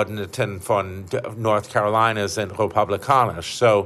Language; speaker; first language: German; non-native, fluent; English